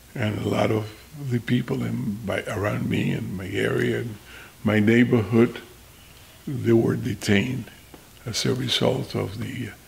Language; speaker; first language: English; non-native, fluent; Spanish